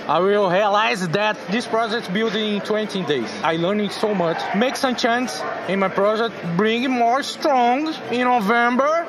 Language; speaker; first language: English; non-native, learner; Portuguese